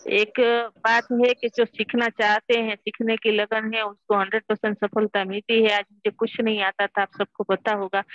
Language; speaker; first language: Hindi; non-native, local second language; Gujarati